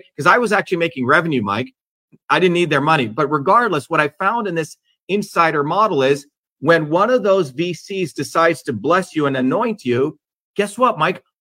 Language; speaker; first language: English; non-native, local second language; Tamil